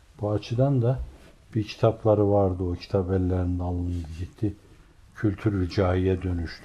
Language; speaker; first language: Turkish; native; Turkish